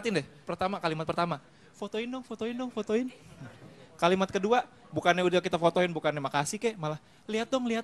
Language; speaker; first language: Indonesian; native; Indonesian